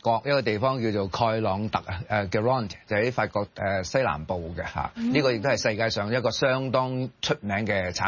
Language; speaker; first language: Cantonese; native; Cantonese